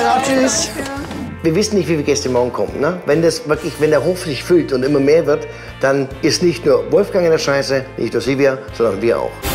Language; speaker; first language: German; native; German